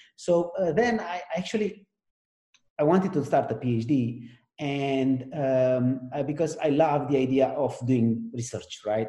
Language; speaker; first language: English; non-native, fluent; Romanian